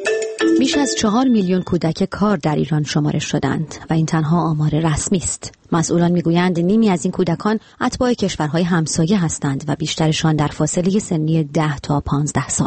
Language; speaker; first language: Persian; native; Persian